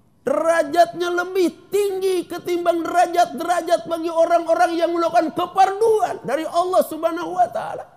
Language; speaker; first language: Indonesian; non-native, local second language; Sundanese